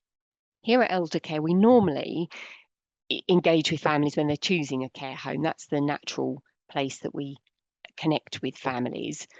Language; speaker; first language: English; native; English